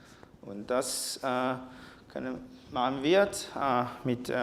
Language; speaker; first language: German; non-native, learner; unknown